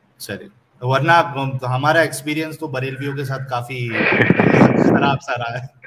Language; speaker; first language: Hindi; native; Hindi